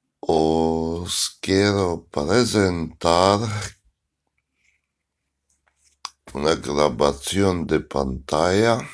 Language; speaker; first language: Spanish; non-native, learner; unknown